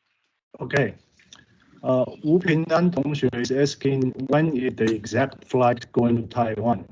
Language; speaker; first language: English; non-native, learner; Chinese